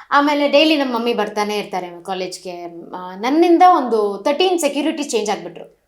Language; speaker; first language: Kannada; non-native, local second language; Malayalam